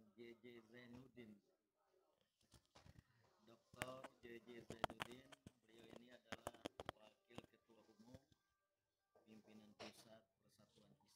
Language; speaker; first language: Indonesian; native; Indonesian